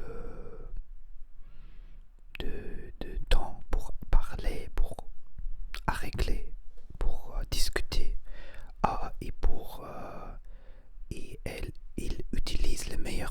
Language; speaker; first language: French; non-native, learner; Spanish